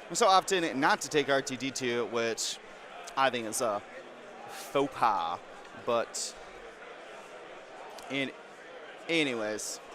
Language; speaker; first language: English; native; English